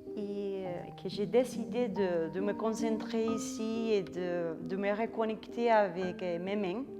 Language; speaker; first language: French; non-native, fluent; Spanish